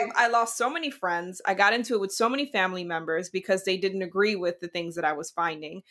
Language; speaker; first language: English; early bilingual, other home language; Dutch